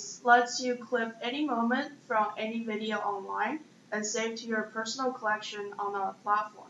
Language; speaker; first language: English; non-native, fluent; Chinese